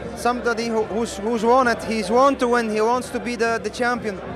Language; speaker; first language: English; non-native, fluent; Dutch